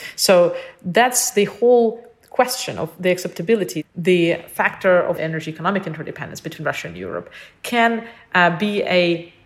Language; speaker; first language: English; early bilingual, other home language; Ukrainian